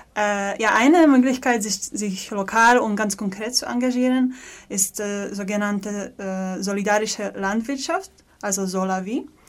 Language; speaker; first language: German; non-native, fluent; Polish